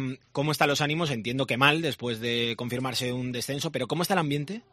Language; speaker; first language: Spanish; native; Spanish